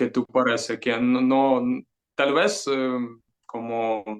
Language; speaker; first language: Spanish; non-native, fluent; Ukrainian